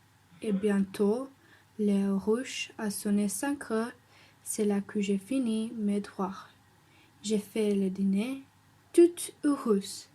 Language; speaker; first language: French; non-native, learner; Slovenian